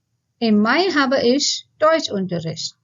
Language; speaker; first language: German; non-native, fluent; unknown